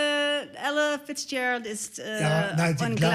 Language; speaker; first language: German; non-native, learner; English